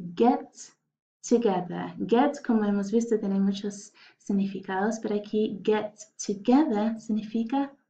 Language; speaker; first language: Spanish; non-native, fluent; English